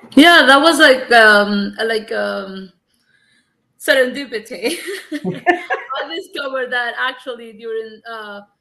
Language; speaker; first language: English; non-native, fluent; Spanish